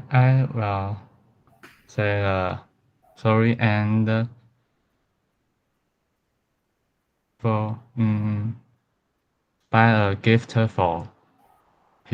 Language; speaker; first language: English; non-native, learner; Chinese